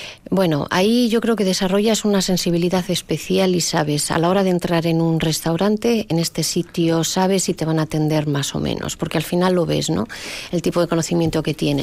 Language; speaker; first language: Spanish; native; Spanish